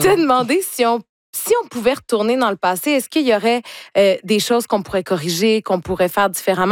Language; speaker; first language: French; native; French